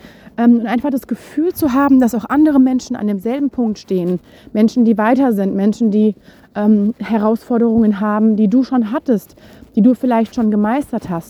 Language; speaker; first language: German; native; German